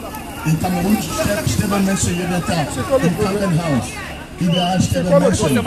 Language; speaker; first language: German; non-native, learner; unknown